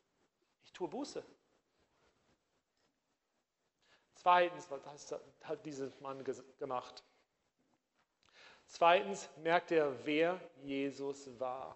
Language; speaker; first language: German; non-native, fluent; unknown